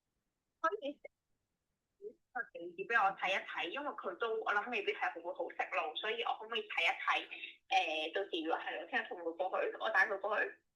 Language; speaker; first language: Cantonese; native; Cantonese